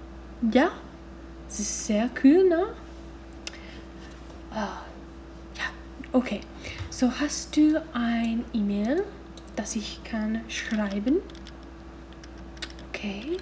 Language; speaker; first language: German; non-native, learner; English